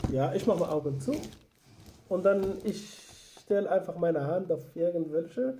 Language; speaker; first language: German; non-native, learner; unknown